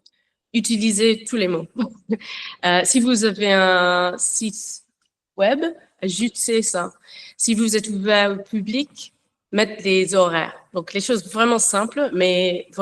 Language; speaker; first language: French; non-native, learner; English